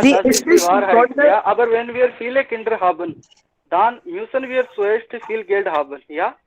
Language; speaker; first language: German; non-native, learner; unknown